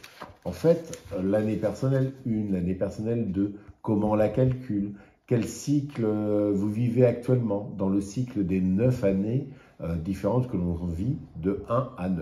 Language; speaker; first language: French; native; French